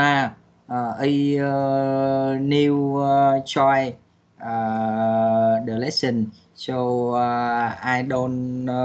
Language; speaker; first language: English; non-native, learner; Vietnamese